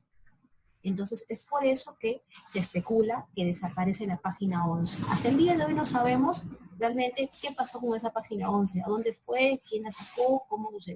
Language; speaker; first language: Spanish; native; Spanish